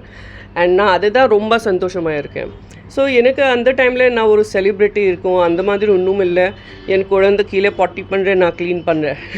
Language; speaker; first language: Tamil; non-native, fluent; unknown